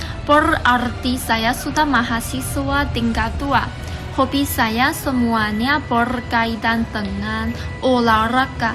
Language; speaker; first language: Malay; non-native, learner; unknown